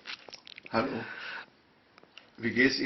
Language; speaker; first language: German; non-native, learner; Urdu